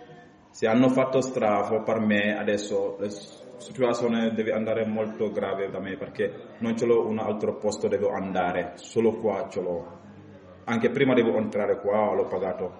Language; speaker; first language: Italian; non-native, learner; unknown